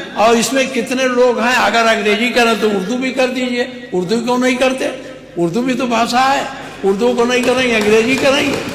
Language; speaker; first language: Hindi; native; Hindi